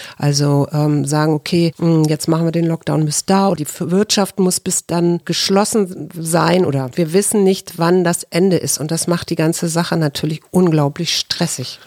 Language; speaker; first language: German; native; German